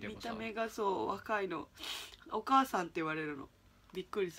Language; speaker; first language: Japanese; native; Japanese